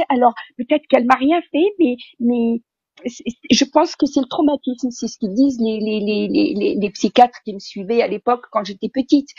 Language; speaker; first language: French; early bilingual, other home language; Riffian